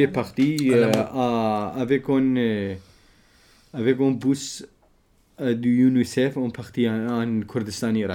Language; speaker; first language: French; non-native, learner; Kurdish